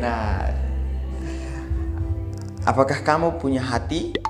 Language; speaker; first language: Malay; native; Malay